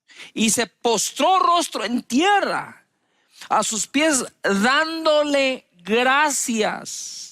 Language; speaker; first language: Spanish; native; Spanish